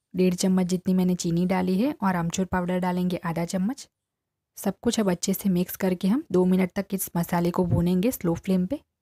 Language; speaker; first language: Hindi; non-native, local second language; Gujarati